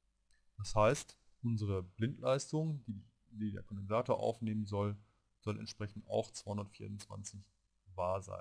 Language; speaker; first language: German; native; German